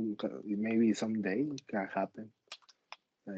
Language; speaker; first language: English; non-native, learner; Spanish